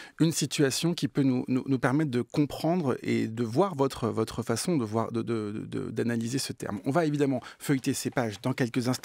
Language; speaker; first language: French; native; French